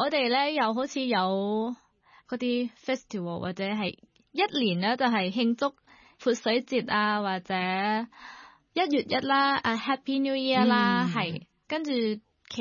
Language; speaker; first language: Cantonese; non-native, learner; Thai